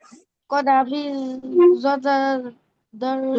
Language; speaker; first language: Arabic; non-native, learner; Bangla